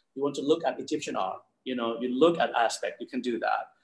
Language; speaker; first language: English; non-native, fluent; Thai